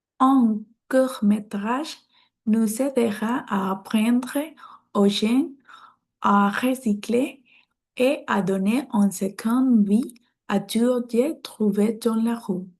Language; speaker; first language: French; non-native, learner; Spanish